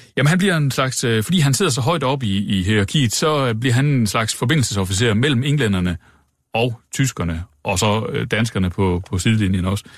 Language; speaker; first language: Danish; native; Danish